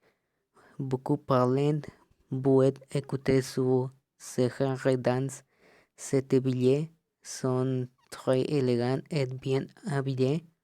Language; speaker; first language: French; non-native, learner; Spanish